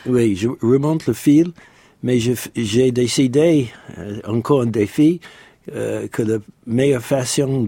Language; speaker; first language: French; non-native, fluent; English